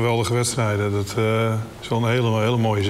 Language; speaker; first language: Dutch; native; Dutch